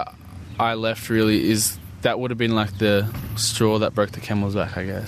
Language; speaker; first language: English; native; English